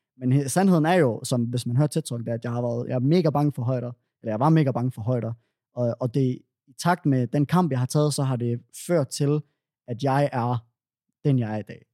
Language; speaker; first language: Danish; native; Danish